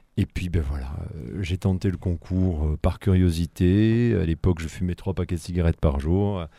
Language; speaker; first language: French; native; French